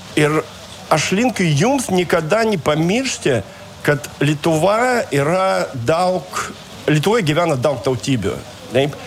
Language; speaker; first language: Lithuanian; non-native, fluent; Russian